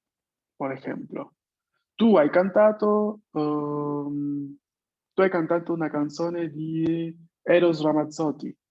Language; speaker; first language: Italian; non-native, fluent; Spanish